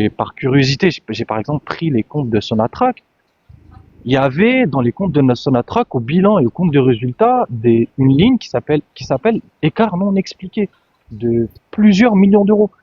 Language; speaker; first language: French; early bilingual, other home language; Arabic